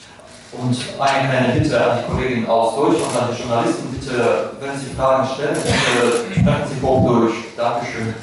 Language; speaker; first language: German; non-native, fluent; Russian